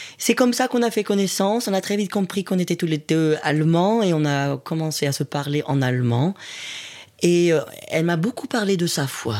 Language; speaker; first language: French; non-native, fluent; German